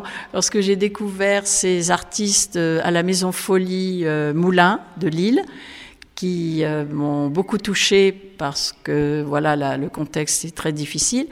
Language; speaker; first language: French; native; French